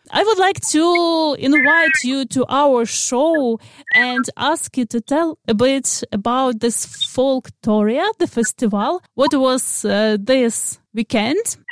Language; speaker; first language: English; non-native, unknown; Ukrainian